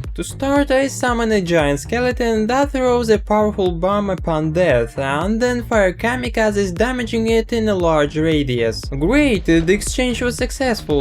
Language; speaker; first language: English; non-native, fluent; Russian